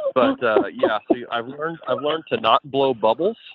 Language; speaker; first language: English; native; English